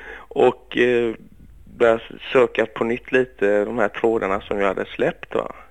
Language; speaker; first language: Swedish; early bilingual, other home language; Greek